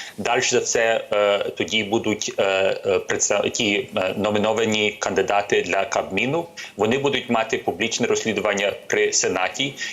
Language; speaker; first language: Ukrainian; early bilingual, heritage; Ukrainian